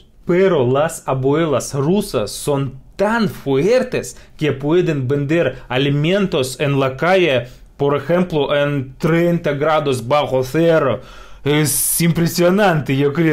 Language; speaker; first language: Spanish; non-native, fluent; Russian